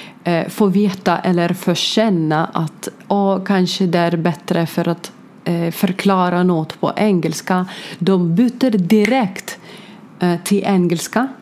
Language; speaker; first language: Swedish; non-native, learner; Ukrainian